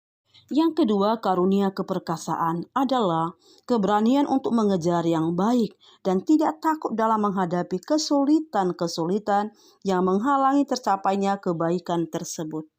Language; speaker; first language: Indonesian; native; Indonesian